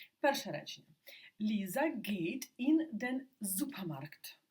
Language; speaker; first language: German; non-native, fluent; Ukrainian